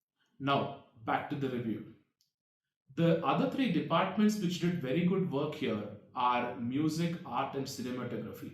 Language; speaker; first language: English; non-native, local second language; Tamil